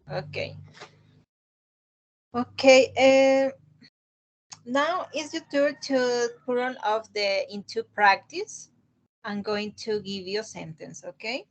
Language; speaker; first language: English; non-native, learner; Spanish